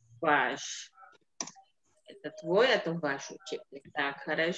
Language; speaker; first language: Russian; non-native, fluent; Indonesian